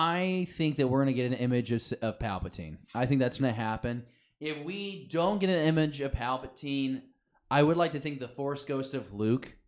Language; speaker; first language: English; native; English